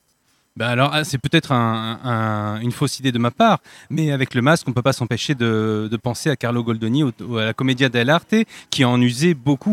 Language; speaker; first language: French; native; French